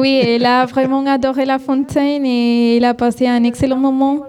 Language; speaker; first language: French; non-native, fluent; Spanish